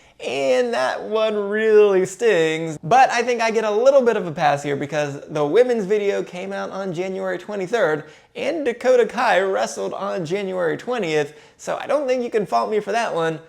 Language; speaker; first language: English; native; English